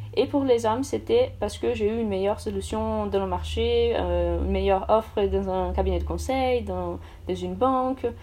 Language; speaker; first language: French; non-native, fluent; Portuguese